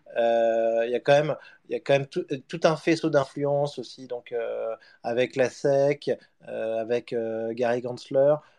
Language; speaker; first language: French; native; French